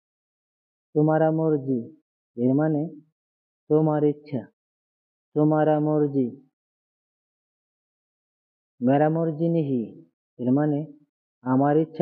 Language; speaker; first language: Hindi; non-native, learner; Bangla